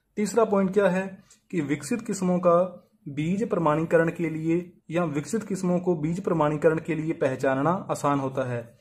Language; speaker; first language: Hindi; native; Hindi